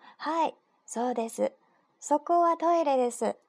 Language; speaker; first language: Japanese; non-native, fluent; Chinese